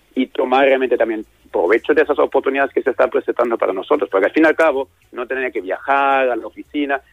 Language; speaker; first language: Spanish; non-native, fluent; German